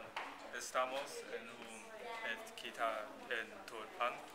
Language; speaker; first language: Spanish; non-native, learner; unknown